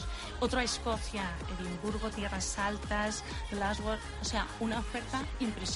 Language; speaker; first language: Spanish; native; Spanish